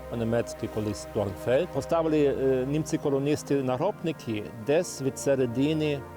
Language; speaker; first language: Ukrainian; non-native, fluent; German